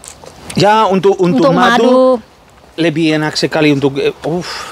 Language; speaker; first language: Indonesian; non-native, learner; Spanish